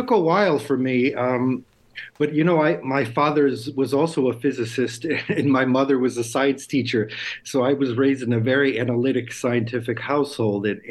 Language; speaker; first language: English; native; English